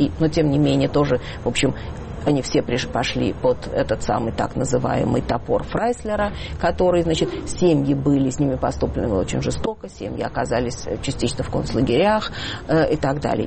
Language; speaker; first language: Russian; native; Russian